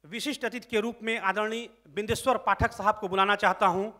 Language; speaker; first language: Hindi; native; Hindi